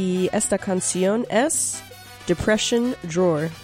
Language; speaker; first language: Spanish; non-native, local second language; English